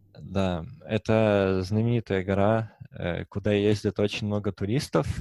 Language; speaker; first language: Russian; native; Russian